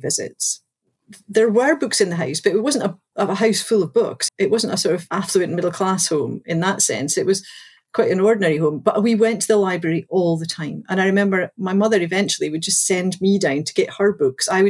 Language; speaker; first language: English; native; English